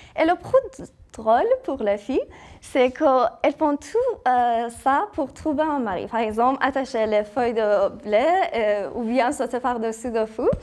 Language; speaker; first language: French; non-native, fluent; Persian